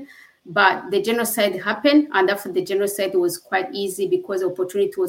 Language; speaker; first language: English; non-native, local second language; Kinyarwanda